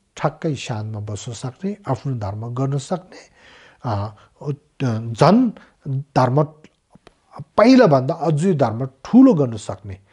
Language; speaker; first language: Nepali; non-native, local second language; Tibetan